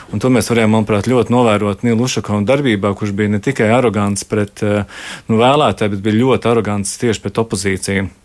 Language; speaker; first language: Latvian; native; Latvian